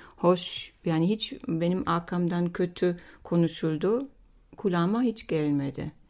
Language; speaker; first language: Turkish; non-native, fluent; German